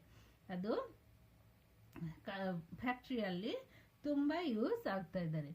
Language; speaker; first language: Kannada; non-native, local second language; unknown